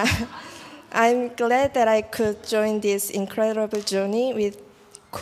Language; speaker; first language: English; non-native, learner; Korean